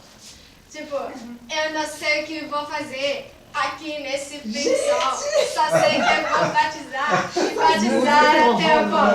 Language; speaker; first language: Portuguese; non-native, local second language; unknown